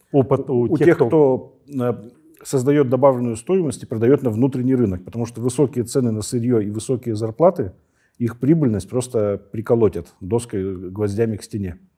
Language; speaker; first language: Russian; native; Russian